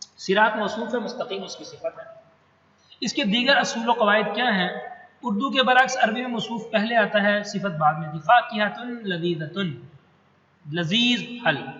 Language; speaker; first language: Urdu; non-native, local second language; Punjabi